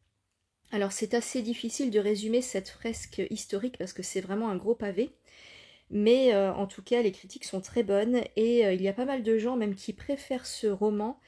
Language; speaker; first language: French; native; French